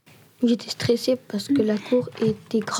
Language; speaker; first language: French; early bilingual, other home language; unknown